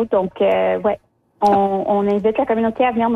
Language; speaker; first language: French; early bilingual, other home language; Spanish